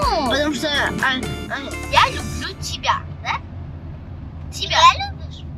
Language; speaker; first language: Russian; non-native, local second language; Kazakh